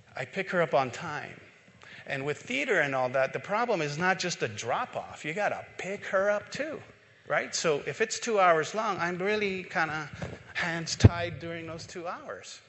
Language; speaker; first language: English; non-native, local second language; Filipino